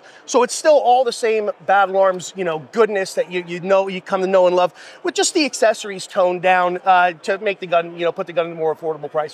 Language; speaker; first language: English; native; English